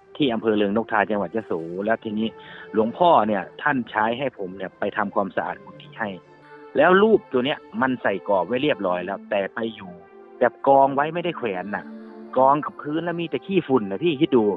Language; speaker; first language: Thai; native; Thai